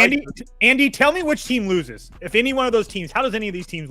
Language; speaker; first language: English; native; English